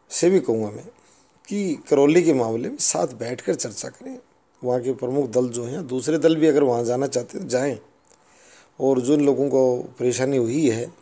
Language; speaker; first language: Hindi; native; Hindi